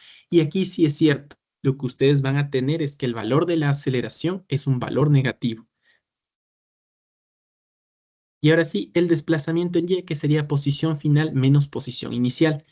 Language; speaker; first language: Spanish; native; Spanish